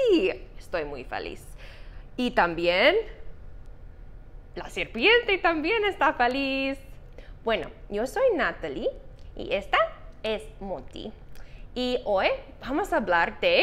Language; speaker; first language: Spanish; non-native, fluent; English